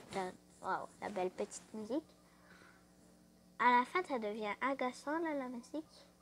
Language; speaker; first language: French; native; French